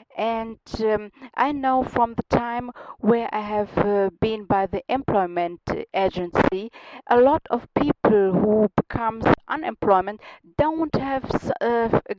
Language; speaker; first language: English; non-native, learner; German